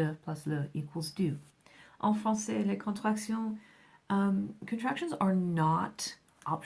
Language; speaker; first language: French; non-native, fluent; English